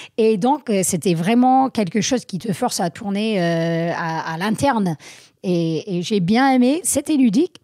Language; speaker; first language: French; non-native, fluent; English